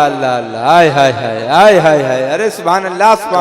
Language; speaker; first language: Hindi; native; Hindi